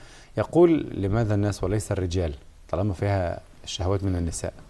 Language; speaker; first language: Arabic; native; Arabic